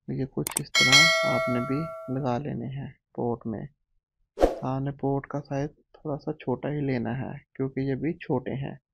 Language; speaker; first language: Urdu; non-native, local second language; Punjabi